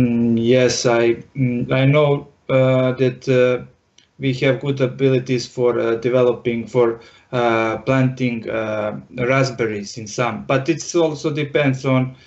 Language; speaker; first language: English; non-native, learner; Serbian